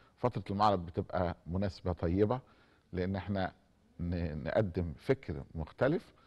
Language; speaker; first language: Arabic; native; Arabic